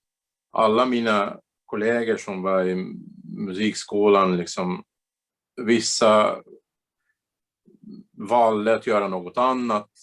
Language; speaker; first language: Swedish; non-native, fluent; Bulgarian